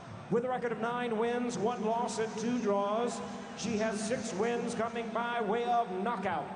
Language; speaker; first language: English; native; English